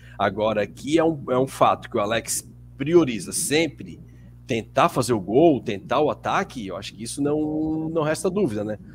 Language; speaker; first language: Portuguese; native; Portuguese